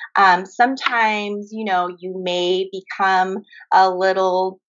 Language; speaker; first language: English; early bilingual, other home language; Japanese